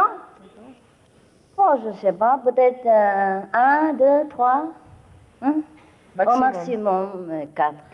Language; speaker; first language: French; non-native, fluent; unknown